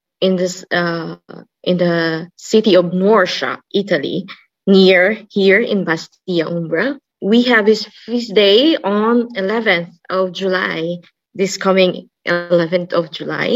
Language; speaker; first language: English; non-native, local second language; Cebuano